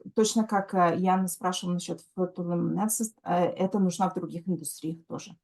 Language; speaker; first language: Russian; early bilingual, heritage; Russian